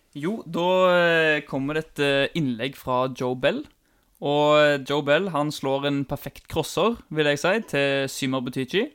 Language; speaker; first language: Norwegian; native; Norwegian